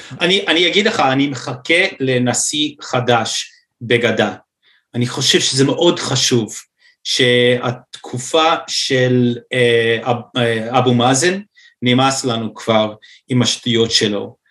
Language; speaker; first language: Hebrew; non-native, fluent; English